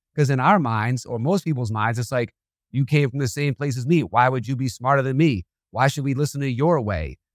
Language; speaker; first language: English; native; English